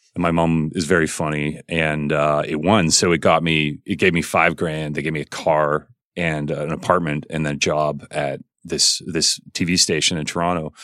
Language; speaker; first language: English; native; English